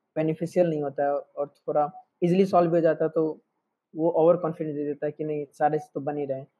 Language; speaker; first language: Hindi; native; Hindi